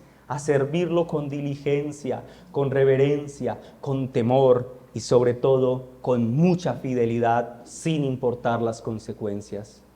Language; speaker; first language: Spanish; native; Spanish